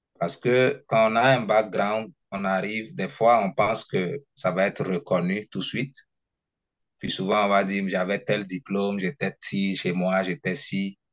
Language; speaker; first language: French; non-native, local second language; Ewe